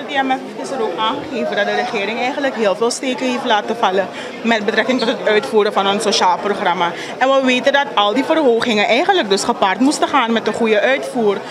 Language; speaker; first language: Dutch; native; Dutch